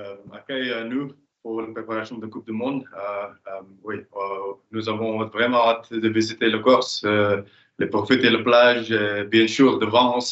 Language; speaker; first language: French; non-native, learner; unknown